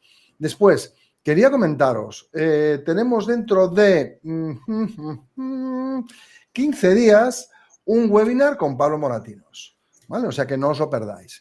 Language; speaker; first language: Spanish; native; Spanish